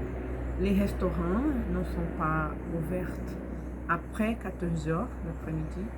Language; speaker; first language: French; non-native, learner; Portuguese